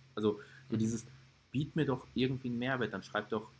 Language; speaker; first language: German; native; German